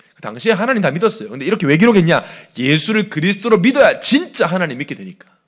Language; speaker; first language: Korean; native; Korean